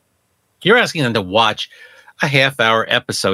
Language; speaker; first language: English; native; English